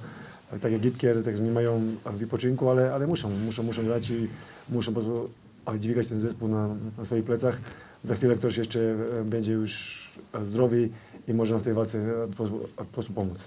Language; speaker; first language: Polish; non-native, fluent; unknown